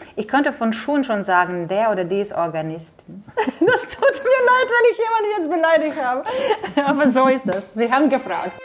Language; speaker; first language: German; non-native, fluent; Latvian